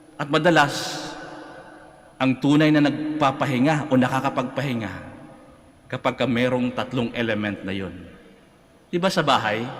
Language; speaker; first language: Filipino; non-native, local second language; Cebuano